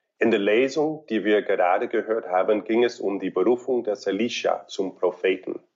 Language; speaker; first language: German; non-native, fluent; English